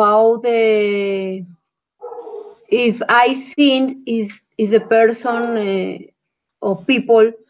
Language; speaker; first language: English; non-native, learner; Spanish